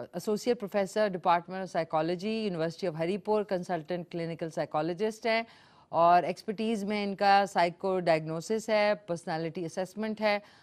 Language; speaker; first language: Urdu; non-native, local second language; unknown